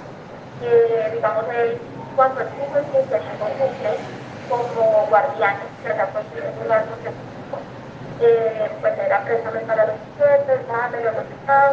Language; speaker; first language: Spanish; native; Spanish